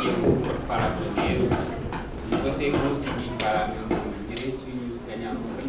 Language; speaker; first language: Portuguese; non-native, learner; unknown